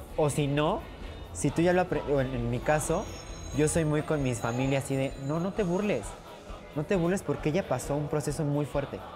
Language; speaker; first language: Spanish; native; Spanish